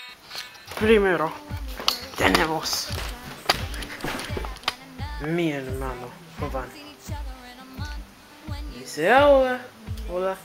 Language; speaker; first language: Spanish; non-native, learner; English